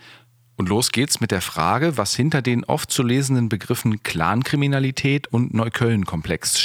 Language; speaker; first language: German; native; German